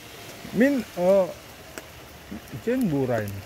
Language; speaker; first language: Japanese; non-native, learner; Indonesian